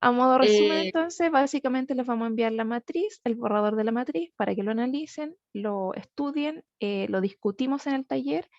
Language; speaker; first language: Spanish; native; Spanish